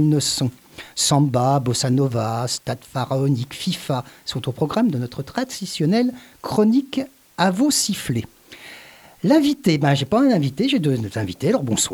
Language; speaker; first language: French; native; French